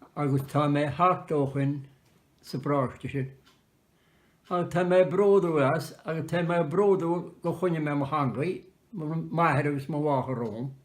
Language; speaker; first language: Irish; native; Irish